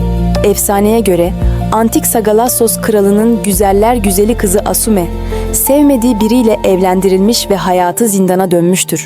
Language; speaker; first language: Turkish; native; Turkish